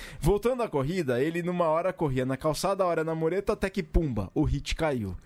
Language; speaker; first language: Portuguese; native; Portuguese